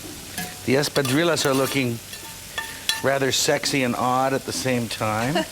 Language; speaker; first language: English; native; English